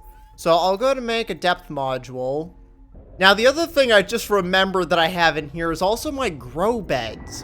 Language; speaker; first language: English; native; English